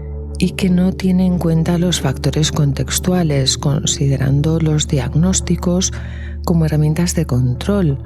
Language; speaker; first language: Spanish; native; Spanish